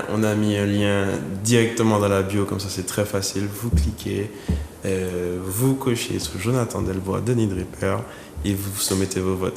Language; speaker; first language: French; native; French